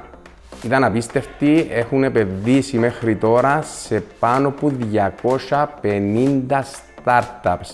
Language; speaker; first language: Greek; native; Greek